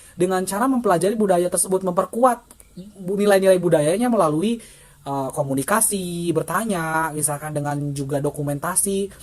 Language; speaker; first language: Indonesian; non-native, local second language; Sundanese